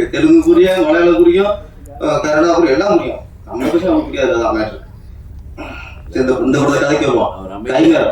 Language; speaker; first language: Tamil; native; Tamil